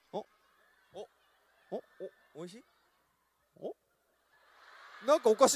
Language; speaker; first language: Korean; native; Korean